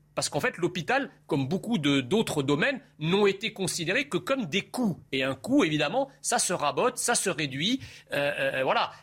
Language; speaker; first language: French; early bilingual, other home language; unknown